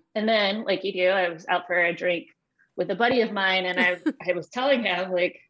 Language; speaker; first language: English; native; English